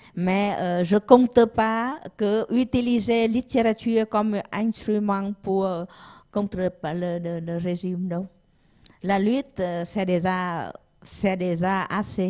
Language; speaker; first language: French; non-native, learner; Vietnamese